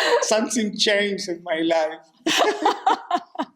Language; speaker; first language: English; non-native, learner; Spanish